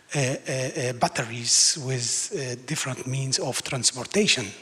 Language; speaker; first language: English; non-native, fluent; Arabic